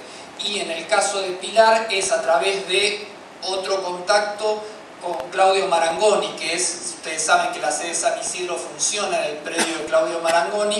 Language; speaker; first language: Spanish; native; Spanish